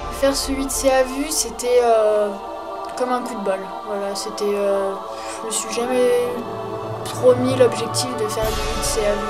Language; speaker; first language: French; native; French